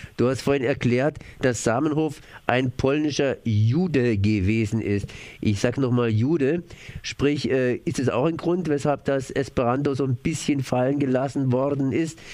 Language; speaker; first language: German; native; German